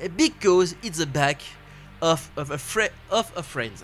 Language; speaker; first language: English; non-native, learner; French